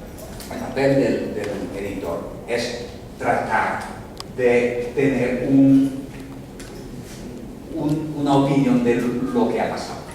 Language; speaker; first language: Spanish; non-native, fluent; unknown